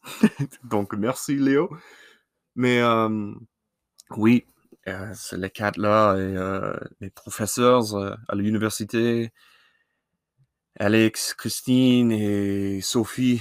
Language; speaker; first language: French; non-native, learner; English